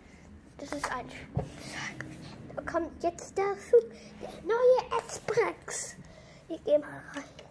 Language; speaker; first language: German; early bilingual, other home language; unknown